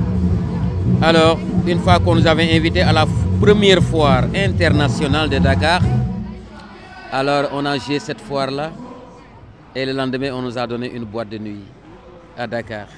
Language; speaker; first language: French; non-native, local second language; Wolof